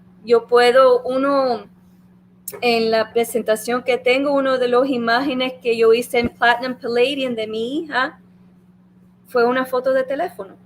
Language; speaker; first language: Spanish; early bilingual, heritage; Spanish